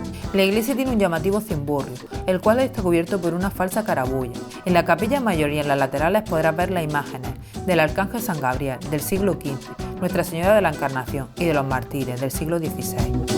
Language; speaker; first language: Spanish; native; Spanish